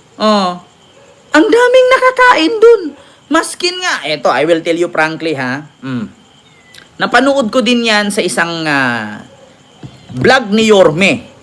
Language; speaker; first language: Filipino; native; Filipino